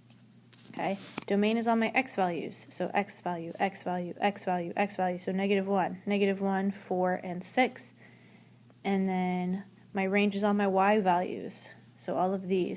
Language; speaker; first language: English; native; English